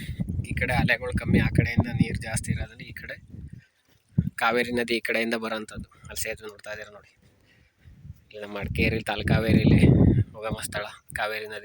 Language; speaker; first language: Kannada; native; Kannada